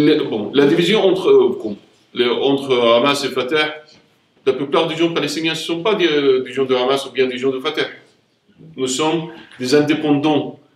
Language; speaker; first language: French; non-native, fluent; Arabic